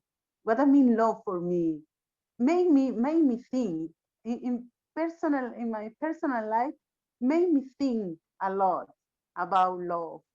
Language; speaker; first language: English; non-native, learner; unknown